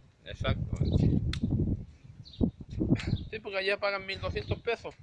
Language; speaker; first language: Spanish; native; Spanish